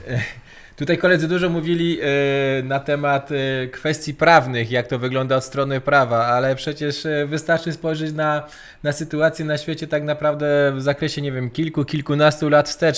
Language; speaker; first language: Polish; native; Polish